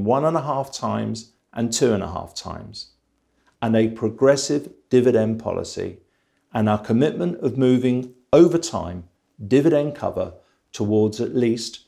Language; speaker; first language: English; native; English